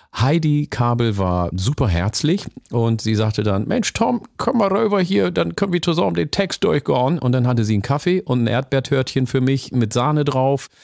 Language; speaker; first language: German; early bilingual, other home language; Oromo